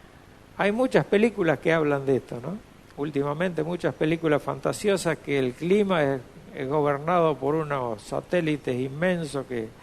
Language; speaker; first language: Spanish; native; Spanish